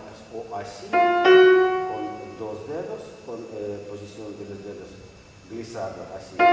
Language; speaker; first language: Spanish; non-native, learner; Russian